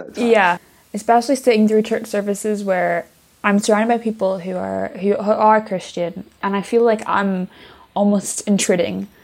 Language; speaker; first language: English; native; English